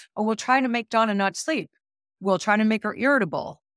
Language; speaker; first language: English; native; English